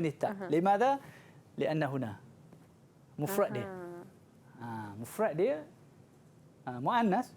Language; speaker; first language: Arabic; non-native, fluent; Malay